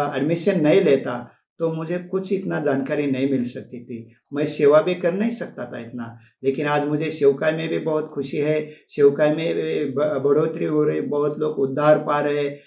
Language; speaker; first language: Hindi; non-native, local second language; Marathi